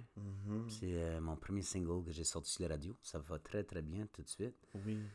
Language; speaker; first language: French; native; French